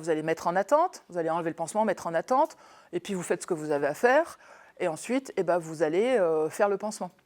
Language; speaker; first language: French; native; French